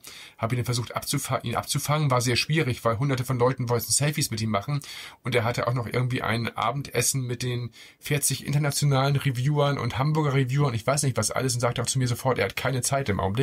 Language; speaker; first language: German; native; German